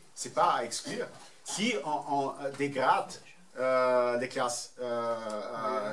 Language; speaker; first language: French; non-native, fluent; German